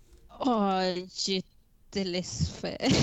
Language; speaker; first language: French; non-native, fluent; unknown